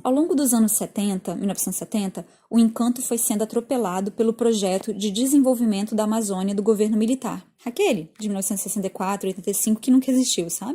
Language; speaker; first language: Portuguese; native; Portuguese